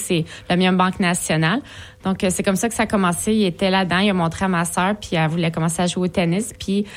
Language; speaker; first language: French; native; French